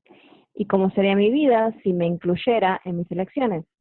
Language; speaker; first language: Spanish; native; Spanish